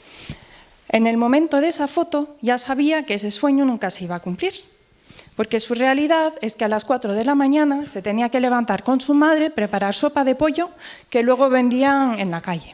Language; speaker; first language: Spanish; non-native, fluent; Norwegian